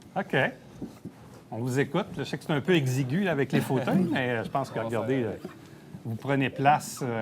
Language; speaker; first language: French; native; French